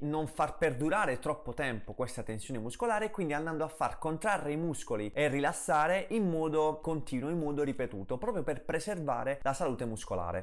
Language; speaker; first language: Italian; native; Italian